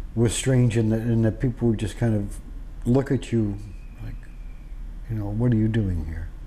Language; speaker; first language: English; native; English